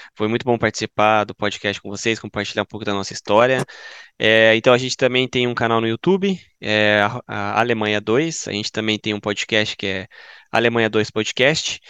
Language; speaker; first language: Portuguese; native; Portuguese